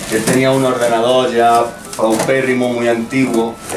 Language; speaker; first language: Spanish; native; Spanish